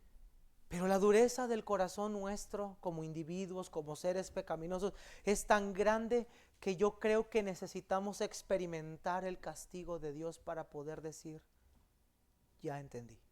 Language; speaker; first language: Spanish; native; Spanish